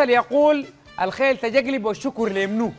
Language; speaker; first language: Arabic; native; Arabic